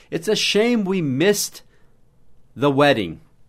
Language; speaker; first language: English; native; English